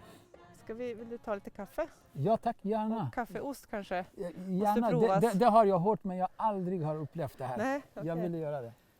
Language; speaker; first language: Swedish; native; Swedish